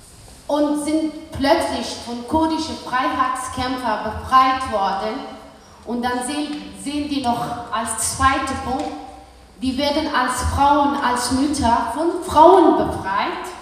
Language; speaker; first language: German; early bilingual, other home language; Kurdish